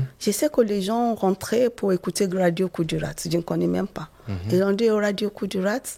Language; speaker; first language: French; non-native, fluent; Yoruba